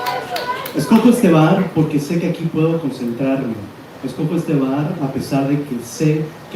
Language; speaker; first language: Spanish; native; Spanish